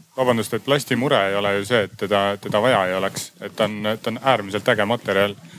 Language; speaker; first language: Estonian; native; Estonian